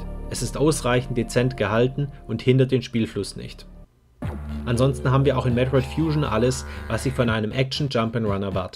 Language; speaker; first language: German; native; German